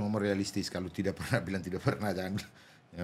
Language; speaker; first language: Indonesian; non-native, local second language; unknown